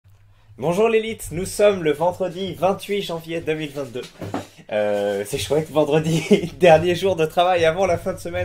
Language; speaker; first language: French; native; French